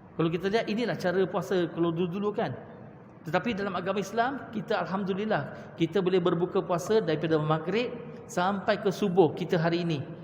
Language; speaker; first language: Malay; non-native, local second language; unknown